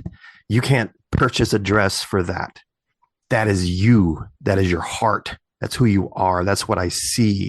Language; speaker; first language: English; native; English